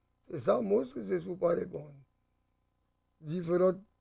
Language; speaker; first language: French; early bilingual, heritage; French